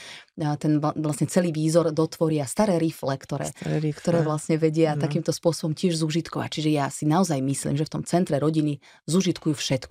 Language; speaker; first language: Slovak; native; Slovak